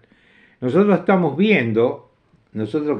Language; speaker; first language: Spanish; non-native, fluent; Italian